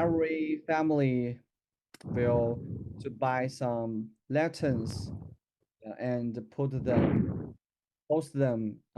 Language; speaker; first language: English; non-native, learner; Chinese